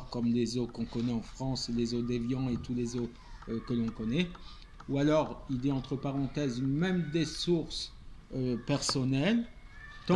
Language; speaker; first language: French; native; French